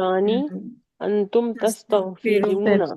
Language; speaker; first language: Arabic; non-native, learner; Urdu